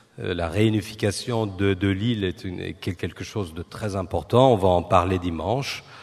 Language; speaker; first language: French; non-native, fluent; Turkish